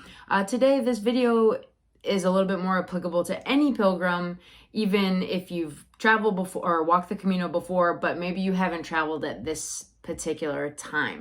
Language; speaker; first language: English; native; English